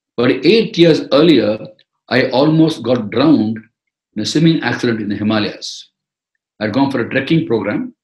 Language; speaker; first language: English; non-native, local second language; Tamil